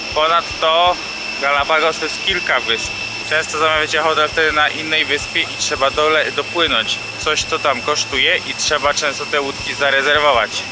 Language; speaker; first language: Polish; native; Polish